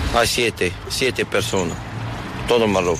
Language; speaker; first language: Spanish; non-native, learner; Arabic